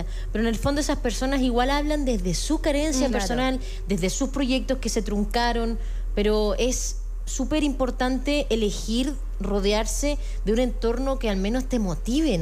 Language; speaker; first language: Spanish; native; Spanish